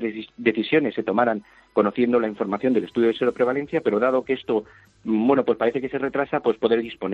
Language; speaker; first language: Spanish; native; Spanish